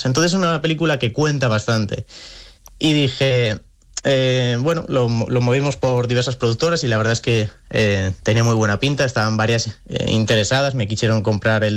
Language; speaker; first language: Spanish; native; Spanish